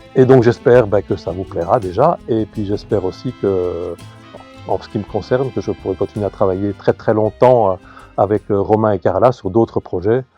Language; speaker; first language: French; native; French